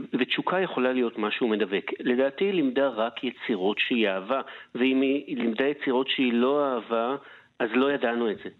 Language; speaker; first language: Hebrew; native; Hebrew